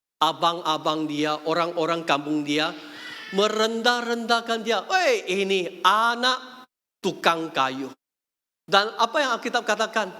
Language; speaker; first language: Malay; non-native, local second language; Chinese